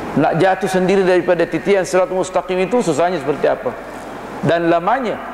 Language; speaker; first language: Malay; non-native, fluent; Arabic